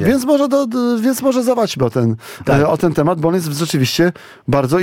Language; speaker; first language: Polish; native; Polish